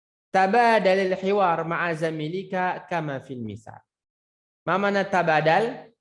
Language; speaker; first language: Arabic; non-native, fluent; Indonesian